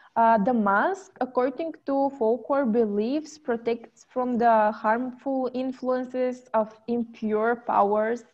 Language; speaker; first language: English; non-native, fluent; Bulgarian